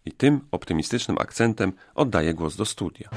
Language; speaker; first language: Polish; native; Polish